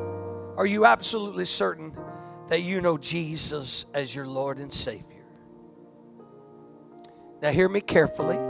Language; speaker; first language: English; native; English